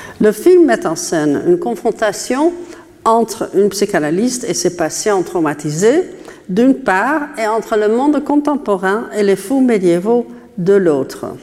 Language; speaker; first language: French; non-native, fluent; Dutch